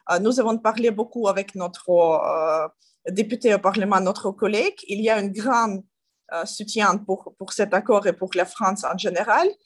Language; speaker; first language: French; non-native, learner; Ukrainian